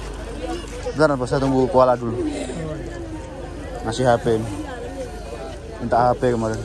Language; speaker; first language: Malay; non-native, local second language; Javanese